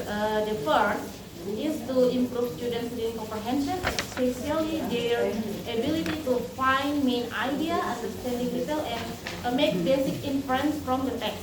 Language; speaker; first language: English; non-native, learner; Indonesian